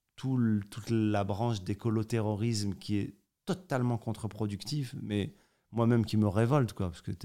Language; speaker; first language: French; native; French